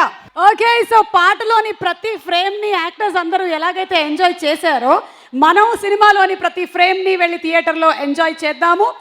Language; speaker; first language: Telugu; native; Telugu